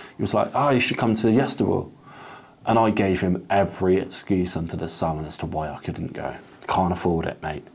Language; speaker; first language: English; native; English